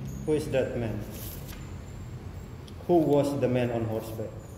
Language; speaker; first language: English; non-native, fluent; Indonesian